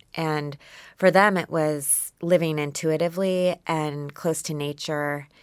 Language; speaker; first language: English; native; English